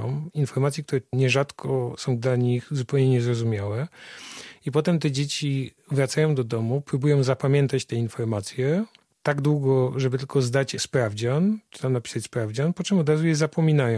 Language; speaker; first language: Polish; native; Polish